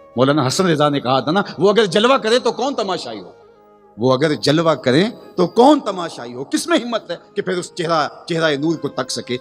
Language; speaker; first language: Urdu; non-native, local second language; Punjabi